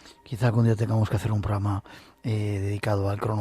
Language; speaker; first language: Spanish; native; Spanish